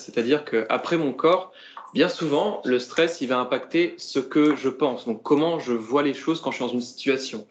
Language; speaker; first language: French; native; French